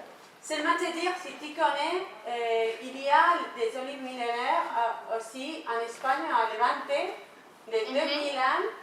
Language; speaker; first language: French; non-native, learner; Spanish